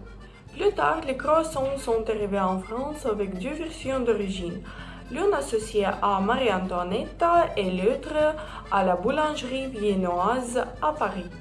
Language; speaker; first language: French; non-native, learner; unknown